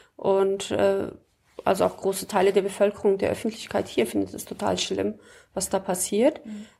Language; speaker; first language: German; early bilingual, other home language; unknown